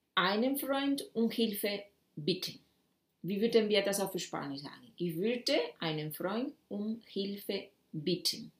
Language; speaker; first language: German; non-native, fluent; Spanish